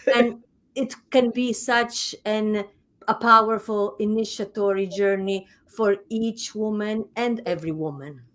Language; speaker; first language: English; non-native, fluent; Italian